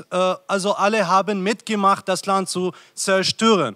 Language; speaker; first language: German; non-native, fluent; Arabic